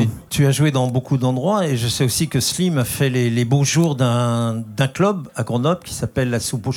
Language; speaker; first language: French; native; French